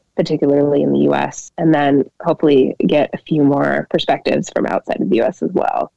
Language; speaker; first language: English; native; English